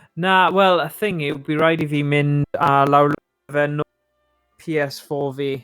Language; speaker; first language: Welsh; non-native, local second language; English